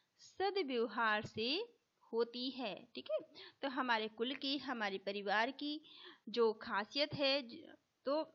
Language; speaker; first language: Hindi; native; Hindi